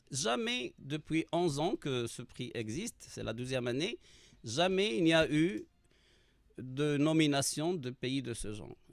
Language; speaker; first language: French; non-native, local second language; Arabic